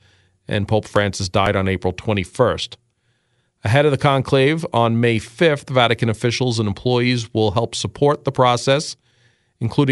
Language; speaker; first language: English; native; English